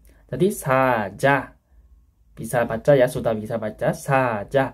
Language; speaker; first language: Indonesian; non-native, fluent; Korean